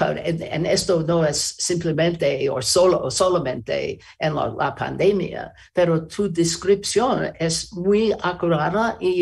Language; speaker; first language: Spanish; non-native, learner; English